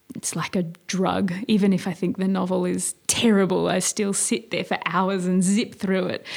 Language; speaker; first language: English; native; English